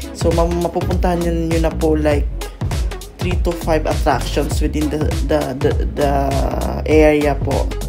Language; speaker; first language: Filipino; non-native, local second language; Cebuano